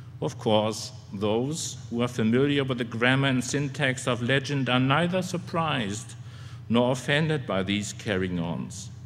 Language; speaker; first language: English; non-native, fluent; German